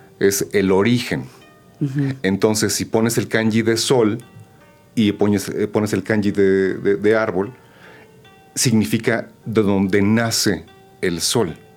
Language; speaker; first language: Spanish; native; Spanish